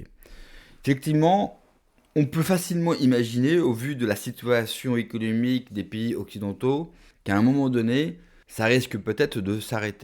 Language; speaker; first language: French; native; French